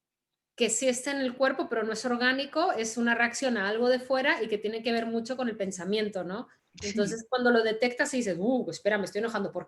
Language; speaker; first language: Spanish; native; Spanish